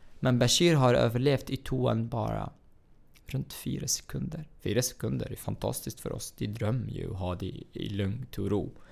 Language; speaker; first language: Swedish; non-native, fluent; Arabic